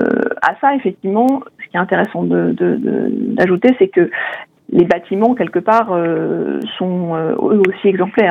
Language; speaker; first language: French; native; French